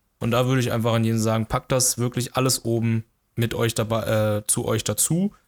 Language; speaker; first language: German; early bilingual, other home language; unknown